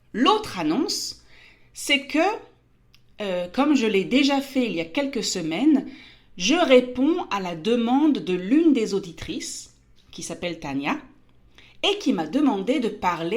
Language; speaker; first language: French; native; French